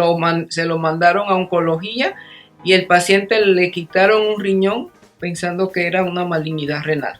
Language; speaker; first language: Spanish; native; Spanish